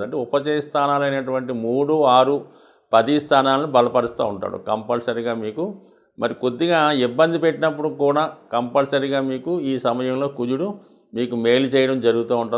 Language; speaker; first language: Telugu; native; Telugu